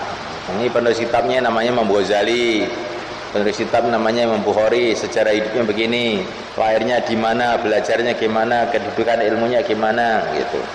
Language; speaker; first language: Indonesian; native; Indonesian